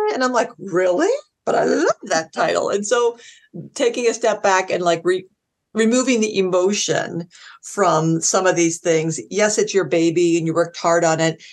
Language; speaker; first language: English; native; English